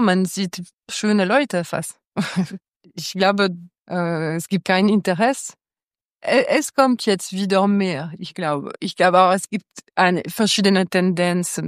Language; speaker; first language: German; non-native, local second language; French